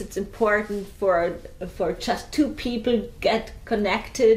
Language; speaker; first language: English; non-native, fluent; German